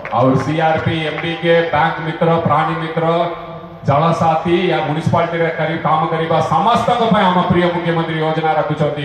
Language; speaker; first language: Odia; non-native, fluent; Tamil